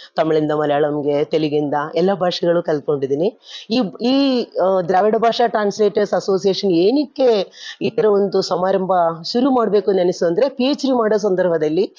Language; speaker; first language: Kannada; non-native, local second language; Malayalam